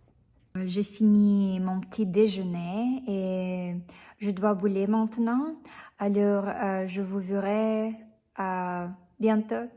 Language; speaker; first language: French; non-native, fluent; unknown